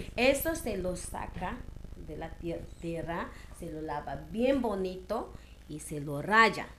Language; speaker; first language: Spanish; non-native, local second language; Shipibo-Conibo